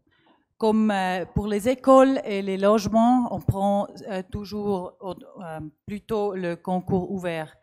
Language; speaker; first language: French; non-native, learner; German